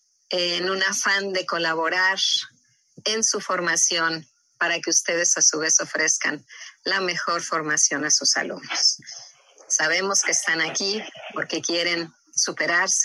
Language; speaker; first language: Spanish; native; Spanish